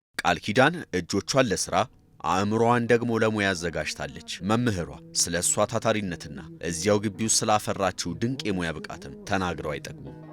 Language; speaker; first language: Amharic; native; Amharic